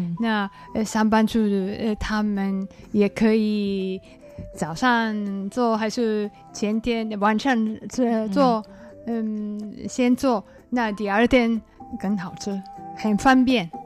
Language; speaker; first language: Chinese; non-native, learner; Japanese